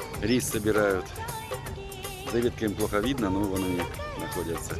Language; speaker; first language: Russian; native; Russian